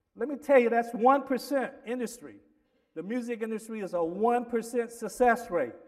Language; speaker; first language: English; native; English